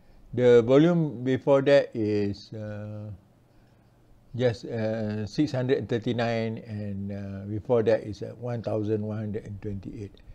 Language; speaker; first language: English; non-native, local second language; Malay